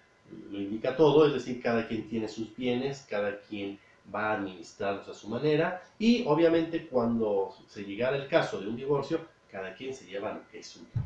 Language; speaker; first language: Spanish; native; Spanish